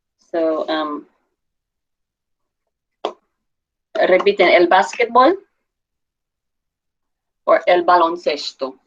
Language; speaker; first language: Spanish; non-native, fluent; English